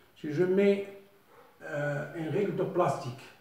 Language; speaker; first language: French; non-native, local second language; Arabic